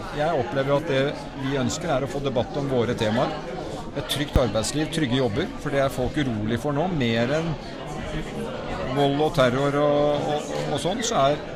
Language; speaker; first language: Norwegian; native; Norwegian